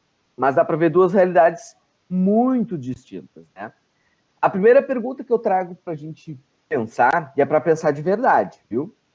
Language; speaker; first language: Portuguese; native; Portuguese